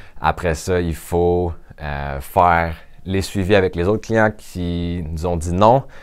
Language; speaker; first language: French; native; French